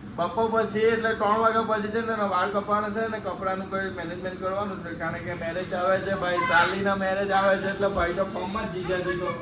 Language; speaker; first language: Gujarati; native; Gujarati